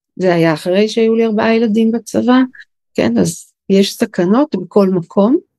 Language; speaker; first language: Hebrew; native; Hebrew